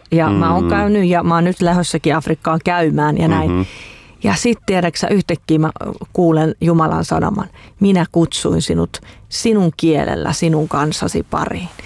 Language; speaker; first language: Finnish; native; Finnish